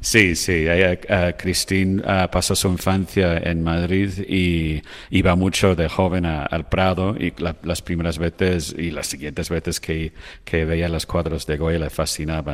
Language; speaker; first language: Spanish; non-native, fluent; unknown